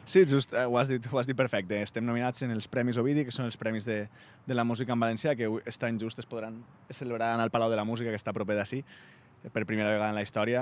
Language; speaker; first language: Catalan; native; Catalan